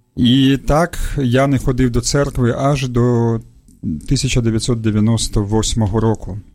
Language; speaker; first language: Ukrainian; early bilingual, other home language; Russian